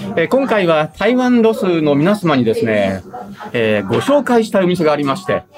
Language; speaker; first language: Japanese; native; Japanese